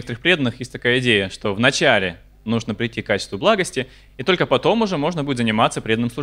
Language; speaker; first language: Russian; native; Russian